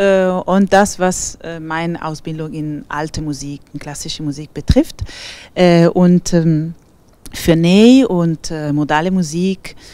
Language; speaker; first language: German; non-native, fluent; Italian